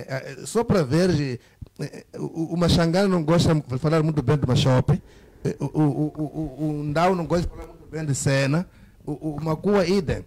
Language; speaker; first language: Portuguese; native; Portuguese